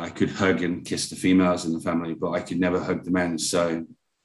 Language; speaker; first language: English; native; English